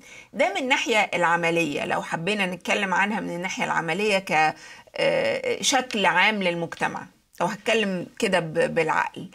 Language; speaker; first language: Arabic; native; Arabic